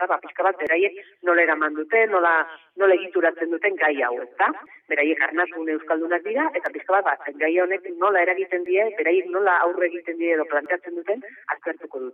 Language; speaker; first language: Basque; native; Basque